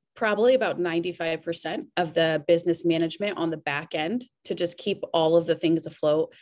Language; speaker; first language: English; native; English